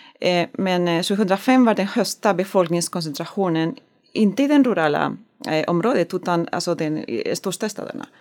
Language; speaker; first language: Swedish; non-native, learner; Spanish